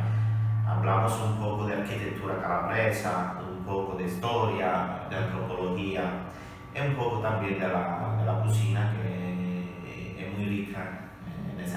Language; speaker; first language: Spanish; non-native, learner; Italian